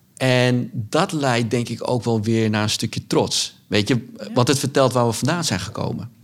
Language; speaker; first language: Dutch; early bilingual, other home language; Sranan Tongo